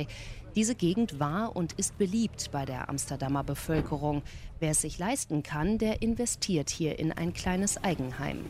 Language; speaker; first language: German; native; German